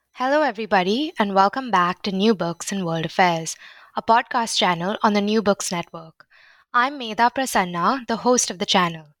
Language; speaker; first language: English; non-native, local second language; Hindi